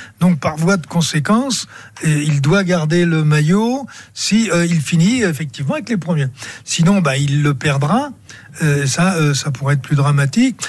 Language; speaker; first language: French; native; French